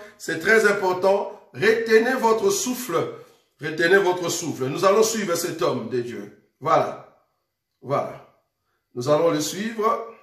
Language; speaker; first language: French; non-native, local second language; Lingala